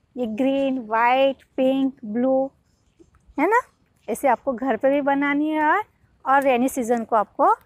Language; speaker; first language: Hindi; non-native, local second language; Gujarati